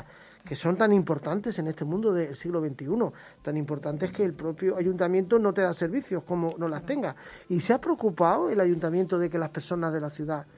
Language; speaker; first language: Spanish; native; Spanish